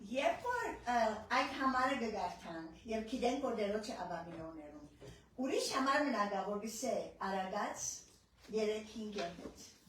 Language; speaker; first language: Armenian; early bilingual, heritage; Armenian